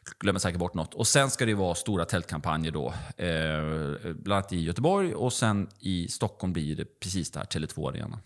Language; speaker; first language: Swedish; native; Swedish